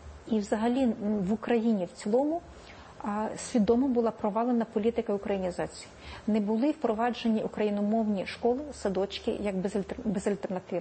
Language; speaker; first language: Ukrainian; native; Ukrainian